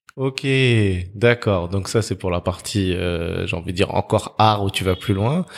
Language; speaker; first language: French; native; French